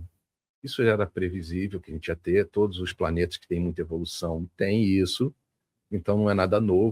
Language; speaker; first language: Portuguese; native; Portuguese